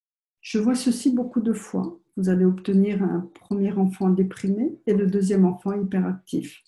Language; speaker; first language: French; native; French